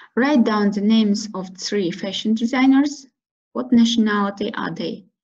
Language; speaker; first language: English; non-native, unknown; Kazakh